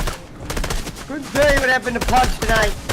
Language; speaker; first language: English; native; English